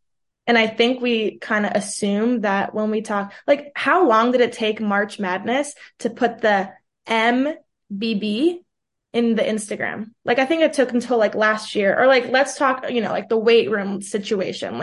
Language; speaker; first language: English; early bilingual, other home language; Portuguese